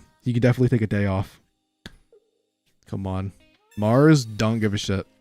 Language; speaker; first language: English; native; English